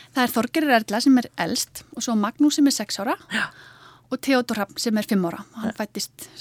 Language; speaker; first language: Icelandic; native; Icelandic